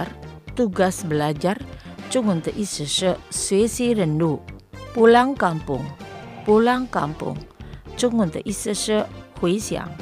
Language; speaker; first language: Chinese; early bilingual, heritage; Chinese